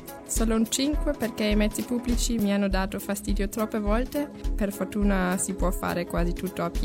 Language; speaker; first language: Italian; non-native, learner; German